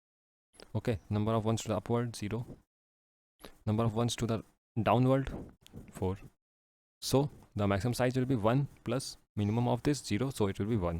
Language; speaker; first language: English; non-native, local second language; Hindi